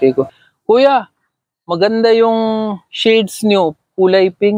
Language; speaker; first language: Filipino; non-native, learner; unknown